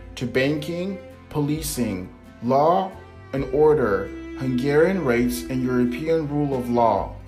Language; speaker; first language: English; native; English